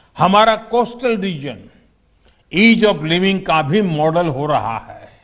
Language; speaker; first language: Hindi; non-native, local second language; Gujarati